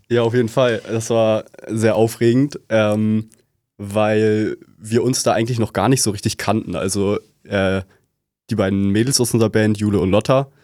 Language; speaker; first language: German; native; German